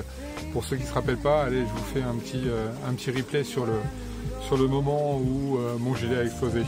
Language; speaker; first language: French; native; French